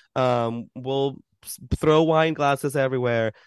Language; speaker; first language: English; early bilingual, other home language; Spanish